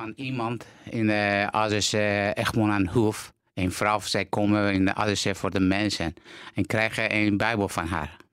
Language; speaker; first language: Dutch; non-native, learner; Persian